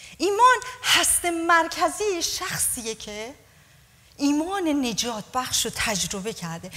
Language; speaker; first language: Persian; native; Persian